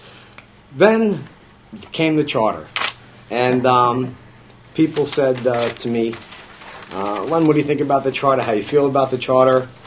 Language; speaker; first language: English; native; English